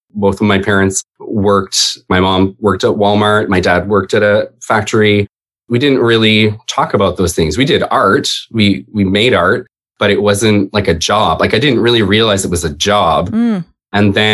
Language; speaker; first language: English; native; English